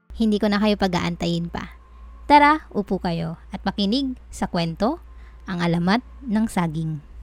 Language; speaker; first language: Filipino; non-native, local second language; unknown